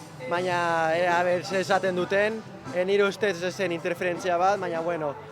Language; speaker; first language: Basque; non-native, local second language; Spanish